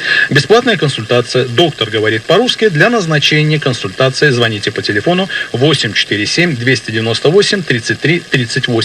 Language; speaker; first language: Russian; native; Russian